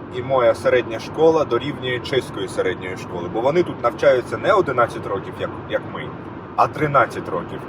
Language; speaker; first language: Ukrainian; native; Ukrainian